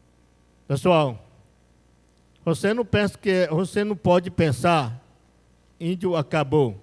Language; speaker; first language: Portuguese; non-native, local second language; Yanomámi